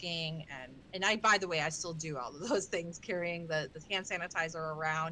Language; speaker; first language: English; native; English